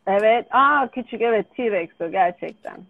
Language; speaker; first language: Turkish; native; Turkish